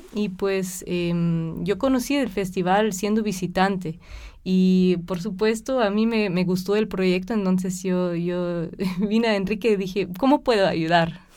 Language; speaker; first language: Spanish; non-native, fluent; German